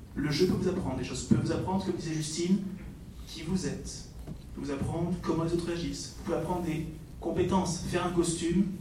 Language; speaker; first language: French; non-native, fluent; Dutch